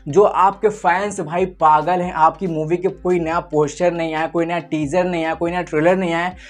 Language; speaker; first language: Hindi; native; Hindi